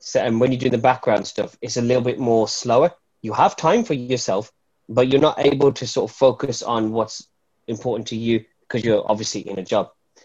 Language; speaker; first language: English; native; English